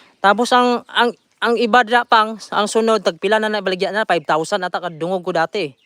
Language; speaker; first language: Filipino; non-native, local second language; Cebuano